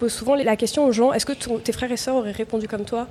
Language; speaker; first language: French; native; French